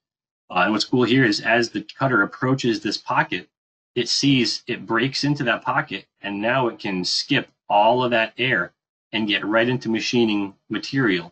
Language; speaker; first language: English; native; English